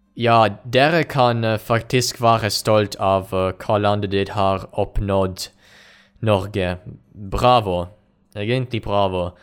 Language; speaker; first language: Norwegian; non-native, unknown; Ukrainian